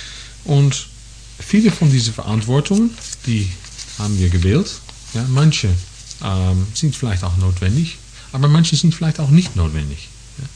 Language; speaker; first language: German; non-native, fluent; English